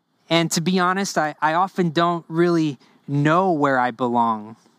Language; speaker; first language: English; early bilingual, other home language; Spanish